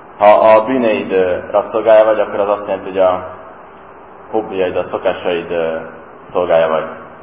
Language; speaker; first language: Hungarian; native; Hungarian